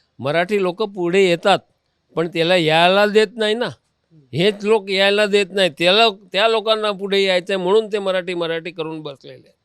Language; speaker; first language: Marathi; non-native, local second language; Gujarati